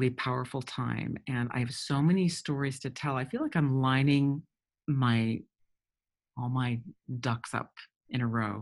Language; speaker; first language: English; early bilingual, other home language; French